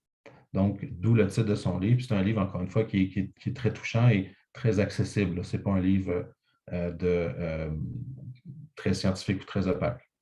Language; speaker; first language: French; native; French